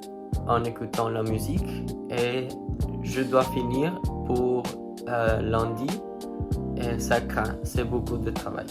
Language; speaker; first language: French; non-native, learner; Spanish